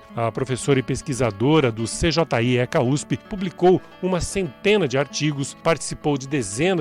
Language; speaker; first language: Portuguese; native; Portuguese